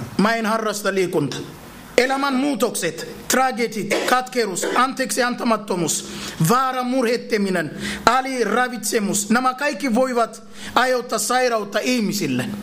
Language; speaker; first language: Finnish; non-native, fluent; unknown